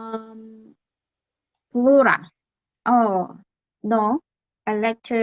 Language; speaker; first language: English; non-native, learner; Korean